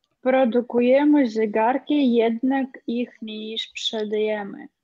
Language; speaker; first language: Polish; non-native, learner; Russian